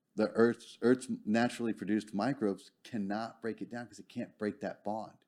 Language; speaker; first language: English; native; English